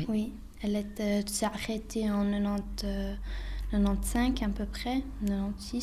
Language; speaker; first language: French; early bilingual, other home language; Bosnian